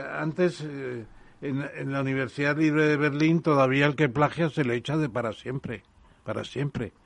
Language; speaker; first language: Spanish; native; Spanish